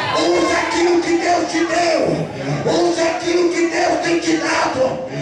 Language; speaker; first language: Portuguese; non-native, fluent; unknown